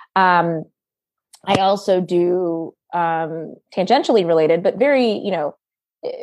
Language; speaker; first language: English; native; English